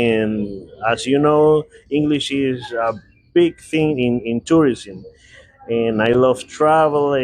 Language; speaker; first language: English; non-native, learner; Spanish